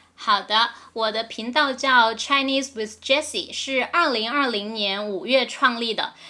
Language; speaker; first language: Chinese; native; Chinese